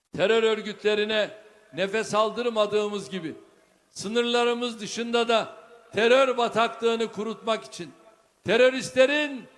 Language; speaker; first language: Turkish; native; Turkish